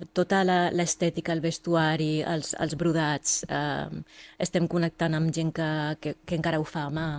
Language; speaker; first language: Catalan; non-native, local second language; Spanish